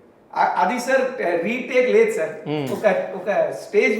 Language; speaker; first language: Telugu; non-native, learner; Hindi